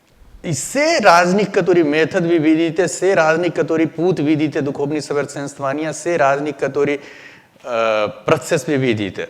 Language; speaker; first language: Russian; non-native, learner; Hindi